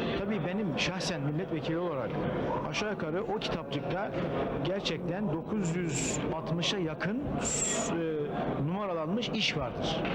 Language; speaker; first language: Turkish; native; Turkish